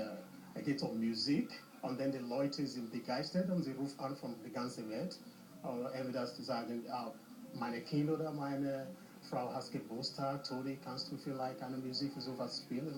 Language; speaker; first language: German; non-native, learner; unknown